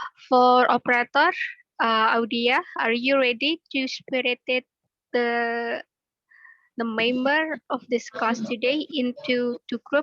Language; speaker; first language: English; non-native, learner; Indonesian